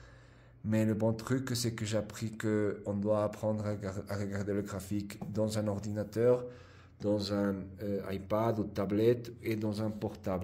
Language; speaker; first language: French; non-native, fluent; Spanish